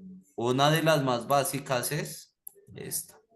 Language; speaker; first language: Spanish; native; Spanish